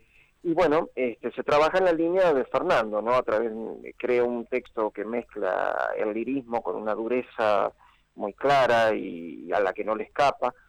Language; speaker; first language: Spanish; native; Spanish